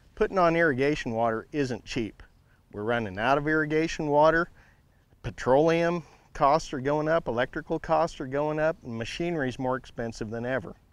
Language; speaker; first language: English; native; English